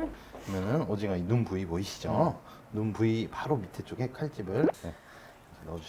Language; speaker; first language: Korean; native; Korean